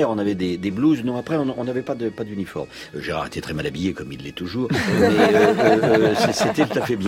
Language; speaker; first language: French; native; French